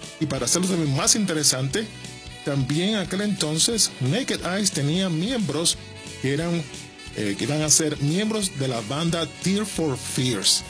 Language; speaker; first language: Spanish; native; Spanish